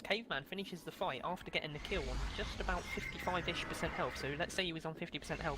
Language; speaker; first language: English; native; English